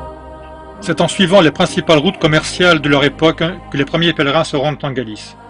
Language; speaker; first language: French; native; French